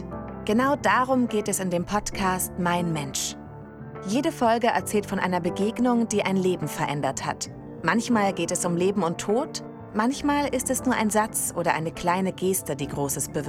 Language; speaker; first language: German; native; German